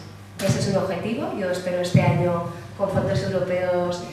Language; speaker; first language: Spanish; native; Spanish